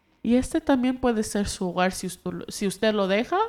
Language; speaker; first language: Spanish; early bilingual, heritage; Spanish